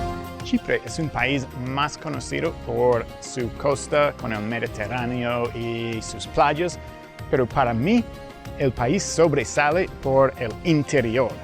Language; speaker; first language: Spanish; early bilingual, heritage; English